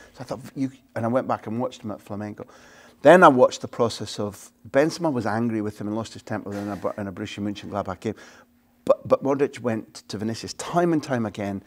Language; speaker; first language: English; native; English